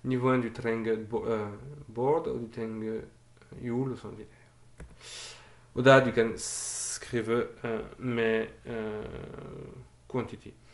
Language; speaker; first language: Norwegian; non-native, fluent; French